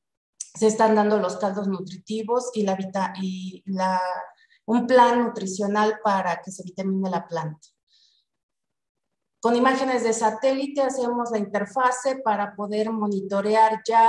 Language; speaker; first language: Spanish; native; Spanish